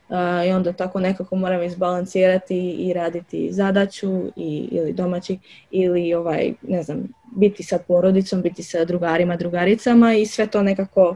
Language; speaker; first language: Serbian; early bilingual, other home language; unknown